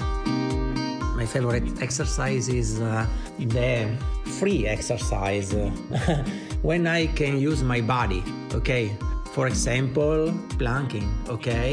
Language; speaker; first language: English; non-native, learner; Italian